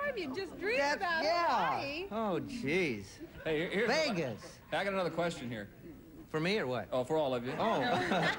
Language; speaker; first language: English; native; English